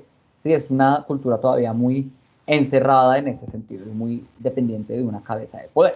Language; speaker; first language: Spanish; native; Spanish